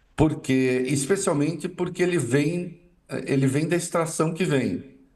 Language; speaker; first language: Portuguese; native; Portuguese